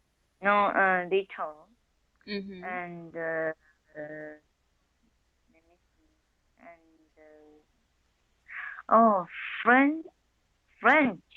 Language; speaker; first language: English; non-native, learner; Chinese